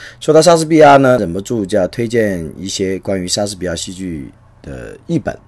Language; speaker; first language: Chinese; native; Chinese